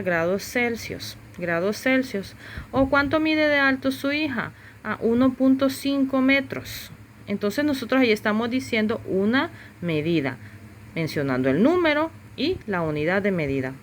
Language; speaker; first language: Spanish; native; Spanish